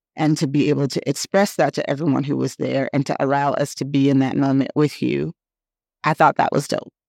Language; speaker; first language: English; native; English